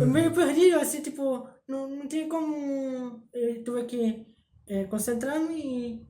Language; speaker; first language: Spanish; early bilingual, heritage; Spanish